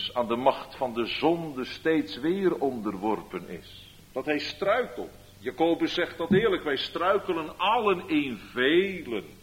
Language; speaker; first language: Dutch; native; Dutch